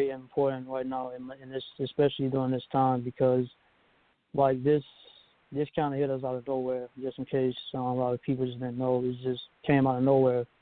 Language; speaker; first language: English; native; English